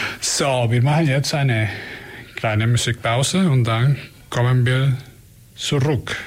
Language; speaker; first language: German; non-native, learner; Spanish